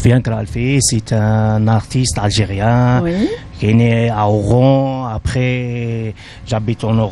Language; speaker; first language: French; non-native, local second language; Arabic